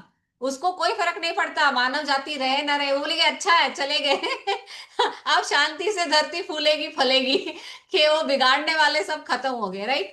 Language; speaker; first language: Hindi; native; Hindi